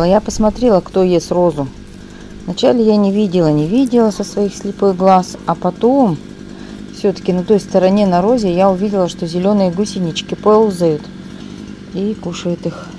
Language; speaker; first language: Russian; native; Russian